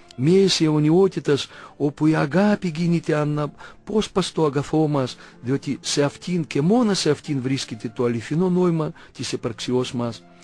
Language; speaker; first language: Greek; non-native, fluent; Russian